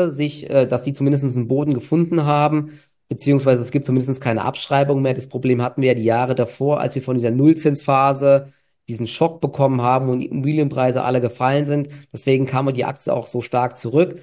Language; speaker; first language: German; native; German